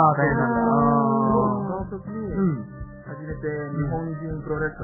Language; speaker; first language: Japanese; non-native, learner; Italian